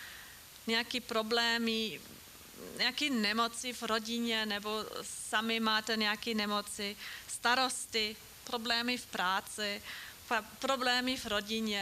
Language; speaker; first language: Czech; non-native, fluent; German